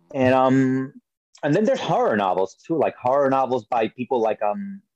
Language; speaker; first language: English; early bilingual, other home language; Spanish